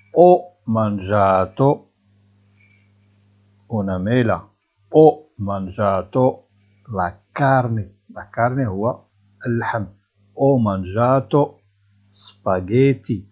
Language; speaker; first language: Italian; non-native, fluent; Arabic